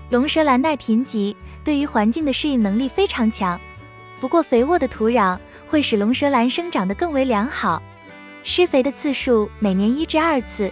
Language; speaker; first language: Chinese; native; Chinese